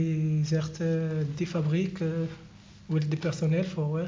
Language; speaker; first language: Dutch; non-native, learner; Arabic